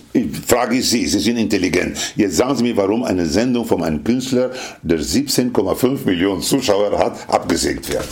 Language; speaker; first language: German; non-native, fluent; Spanish